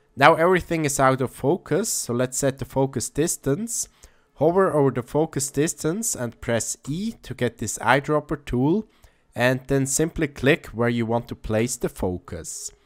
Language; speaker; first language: English; non-native, fluent; German